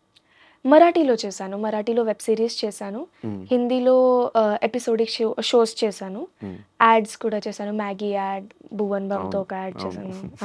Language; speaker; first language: Telugu; non-native, learner; Hindi